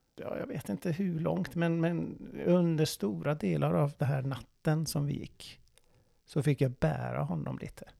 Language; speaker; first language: Swedish; non-native, fluent; Persian